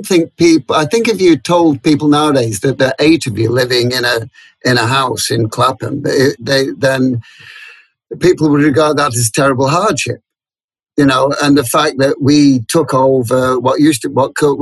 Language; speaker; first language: English; native; English